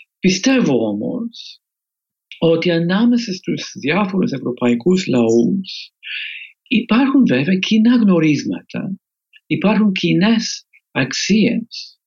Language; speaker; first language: Greek; non-native, fluent; English